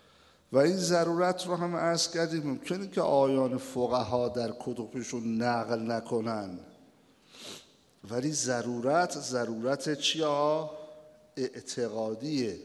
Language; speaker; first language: Persian; native; Persian